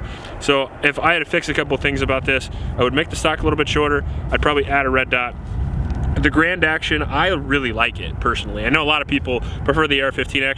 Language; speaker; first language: English; native; English